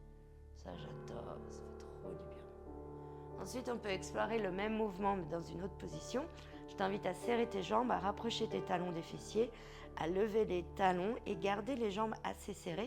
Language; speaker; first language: French; native; French